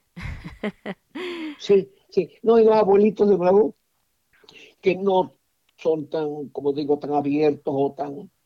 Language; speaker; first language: Spanish; native; Spanish